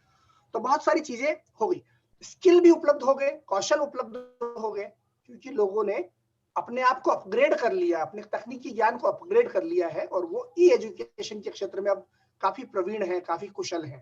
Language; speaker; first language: Hindi; native; Hindi